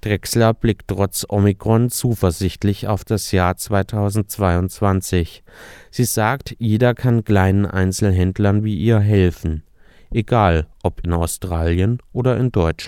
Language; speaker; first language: German; native; German